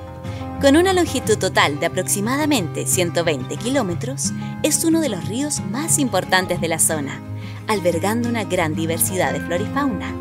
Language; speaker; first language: Spanish; native; Spanish